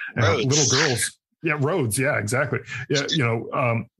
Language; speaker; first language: English; native; English